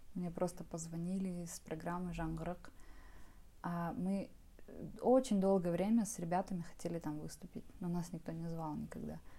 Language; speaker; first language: Russian; native; Russian